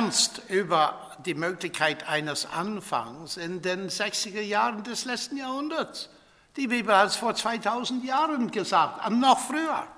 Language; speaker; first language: German; non-native, fluent; English